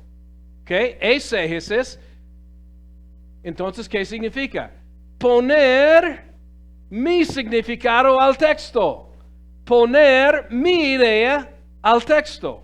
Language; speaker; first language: Spanish; non-native, fluent; English